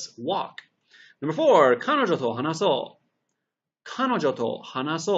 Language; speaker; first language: Japanese; non-native, fluent; English